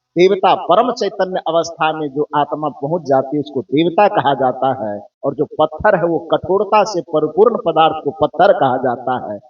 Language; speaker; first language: Hindi; native; Hindi